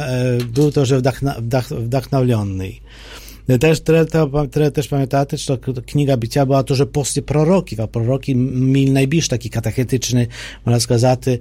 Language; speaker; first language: Polish; non-native, fluent; Ukrainian